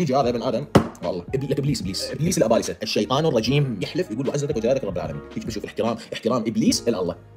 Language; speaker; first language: Arabic; native; Arabic